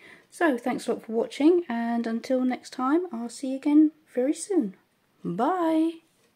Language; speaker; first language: English; native; English